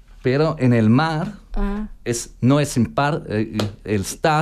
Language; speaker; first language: Spanish; non-native, learner; German